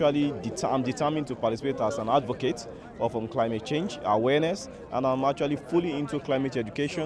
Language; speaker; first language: English; non-native, local second language; Yoruba